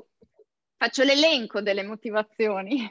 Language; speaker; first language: Italian; native; Italian